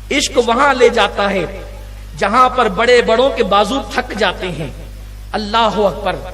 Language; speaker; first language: Urdu; native; Urdu